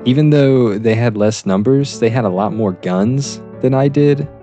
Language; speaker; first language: English; native; English